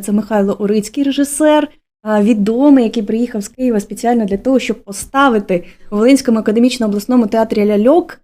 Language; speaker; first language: Ukrainian; native; Ukrainian